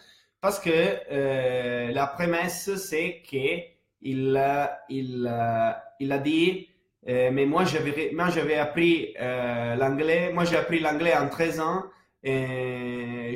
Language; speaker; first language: French; non-native, fluent; Italian